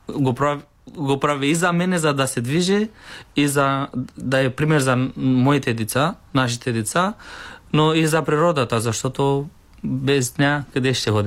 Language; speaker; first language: Bulgarian; non-native, learner; Romanian